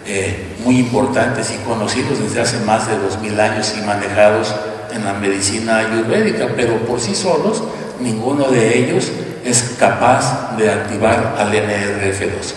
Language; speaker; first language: Spanish; native; Spanish